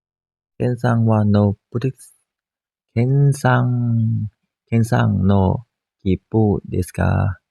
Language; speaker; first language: Japanese; non-native, learner; Thai